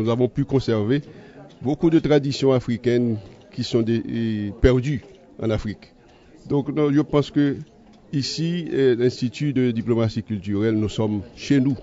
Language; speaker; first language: French; native; French